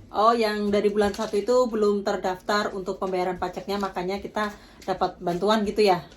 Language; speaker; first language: Indonesian; native; Indonesian